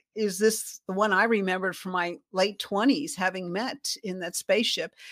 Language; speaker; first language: English; native; English